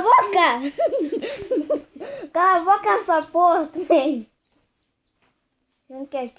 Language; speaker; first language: Portuguese; native; Portuguese